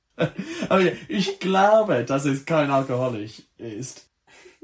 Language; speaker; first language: German; non-native, learner; English